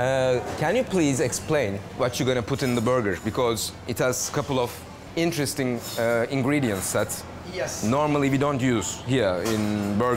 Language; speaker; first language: English; non-native, fluent; Turkish